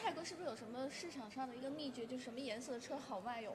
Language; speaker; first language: Chinese; native; Chinese